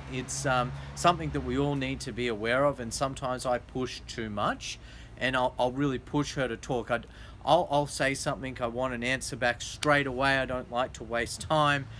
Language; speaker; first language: English; native; English